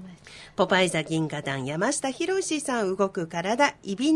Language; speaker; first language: Japanese; native; Japanese